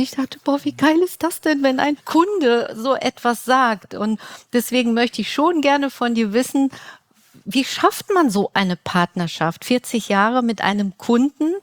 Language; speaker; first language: German; native; German